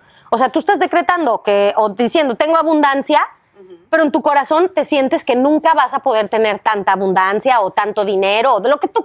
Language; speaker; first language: Spanish; native; Spanish